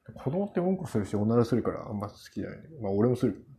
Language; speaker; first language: Japanese; non-native, fluent; Korean